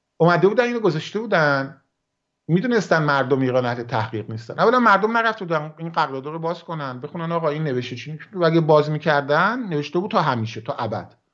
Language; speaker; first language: Persian; native; Persian